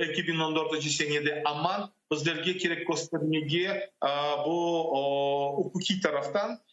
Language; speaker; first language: Turkish; non-native, learner; Crimean Tatar